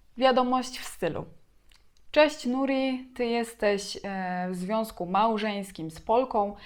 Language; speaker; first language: Polish; native; Polish